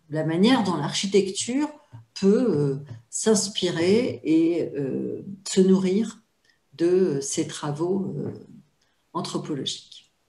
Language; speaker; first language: French; native; French